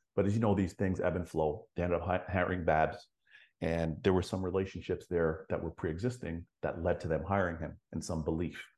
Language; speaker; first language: English; native; English